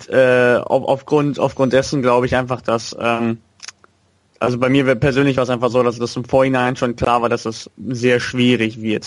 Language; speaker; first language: German; native; German